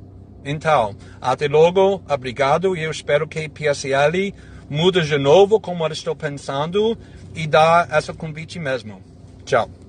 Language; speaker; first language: Portuguese; non-native, fluent; English